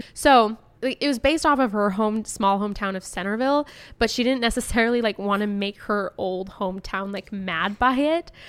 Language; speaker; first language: English; native; English